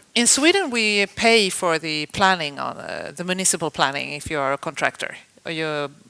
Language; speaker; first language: English; non-native, fluent; Swedish